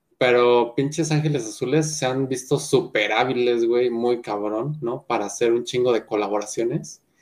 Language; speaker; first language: Spanish; native; Spanish